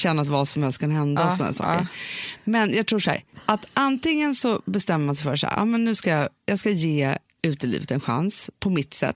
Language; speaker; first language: Swedish; native; Swedish